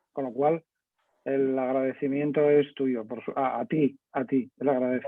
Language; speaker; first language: Spanish; native; Spanish